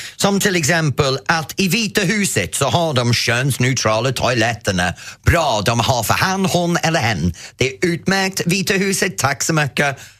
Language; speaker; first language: Swedish; non-native, fluent; English